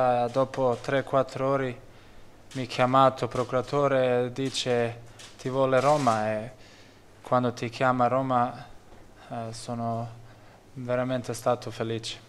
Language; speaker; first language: Italian; non-native, learner; Bosnian